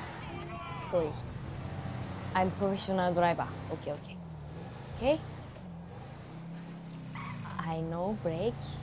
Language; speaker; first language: English; non-native, learner; Japanese